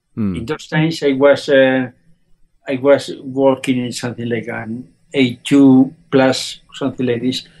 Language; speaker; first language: English; non-native, fluent; Spanish